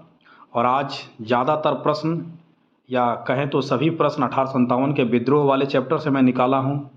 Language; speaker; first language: Hindi; native; Hindi